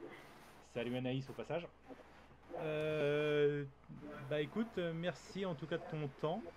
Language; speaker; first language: French; native; French